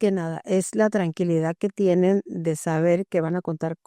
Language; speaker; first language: Spanish; native; Spanish